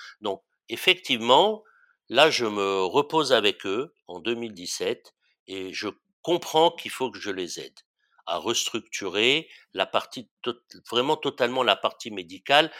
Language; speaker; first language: French; early bilingual, other home language; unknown